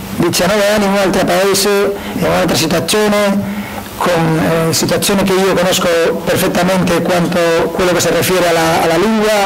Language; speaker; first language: Italian; non-native, learner; Spanish